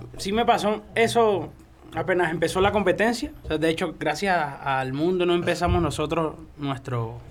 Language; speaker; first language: Spanish; native; Spanish